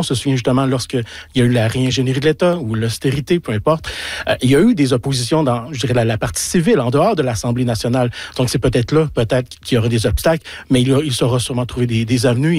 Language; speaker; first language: French; native; French